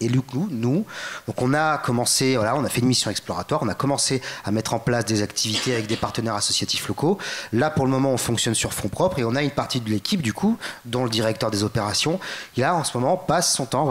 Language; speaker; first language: French; native; French